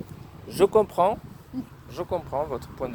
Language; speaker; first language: French; native; French